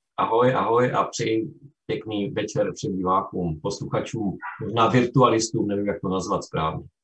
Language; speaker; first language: Czech; native; Czech